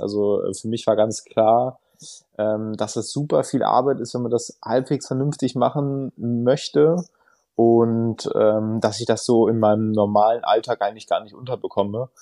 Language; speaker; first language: German; native; German